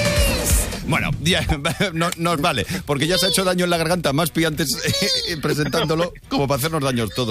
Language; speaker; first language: Spanish; native; Spanish